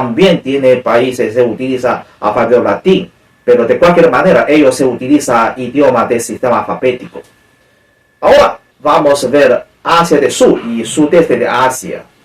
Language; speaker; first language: Spanish; non-native, learner; Chinese